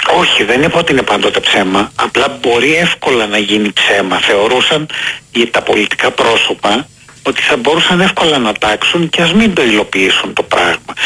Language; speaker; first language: Greek; native; Greek